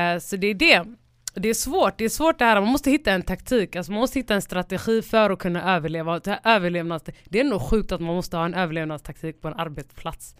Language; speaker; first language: Swedish; early bilingual, other home language; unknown